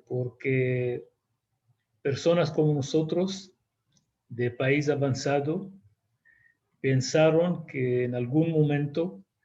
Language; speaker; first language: Spanish; non-native, fluent; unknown